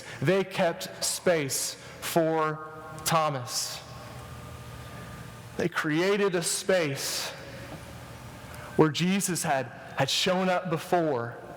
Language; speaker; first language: English; native; English